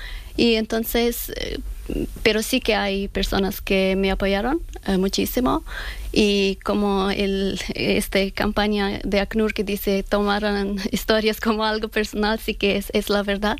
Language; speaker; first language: Spanish; non-native, fluent; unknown